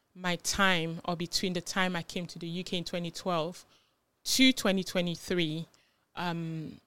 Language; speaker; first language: English; non-native, fluent; French